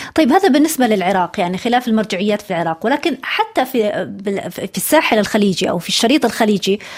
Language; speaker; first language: Arabic; native; Arabic